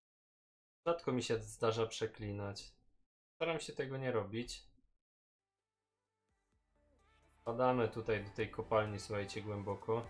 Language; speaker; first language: Polish; native; Polish